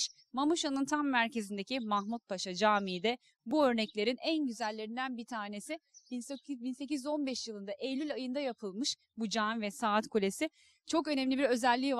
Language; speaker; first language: Turkish; native; Turkish